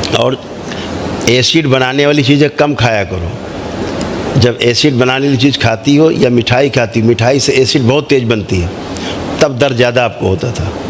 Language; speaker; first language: Hindi; native; Hindi